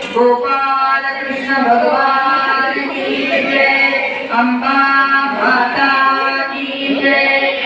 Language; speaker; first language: Hindi; non-native, local second language; Marathi